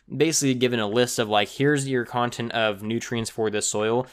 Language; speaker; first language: English; native; English